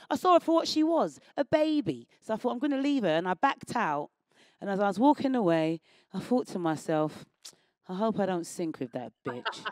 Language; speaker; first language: English; native; English